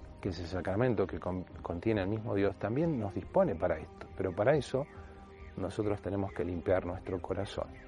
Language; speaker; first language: Spanish; native; Spanish